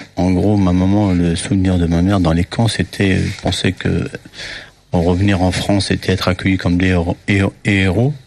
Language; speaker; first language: French; early bilingual, other home language; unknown